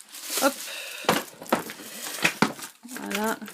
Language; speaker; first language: French; native; French